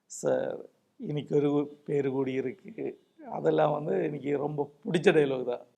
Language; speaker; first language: Tamil; non-native, local second language; Malayalam